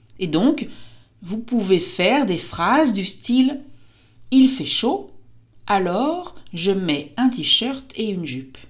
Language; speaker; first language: French; native; French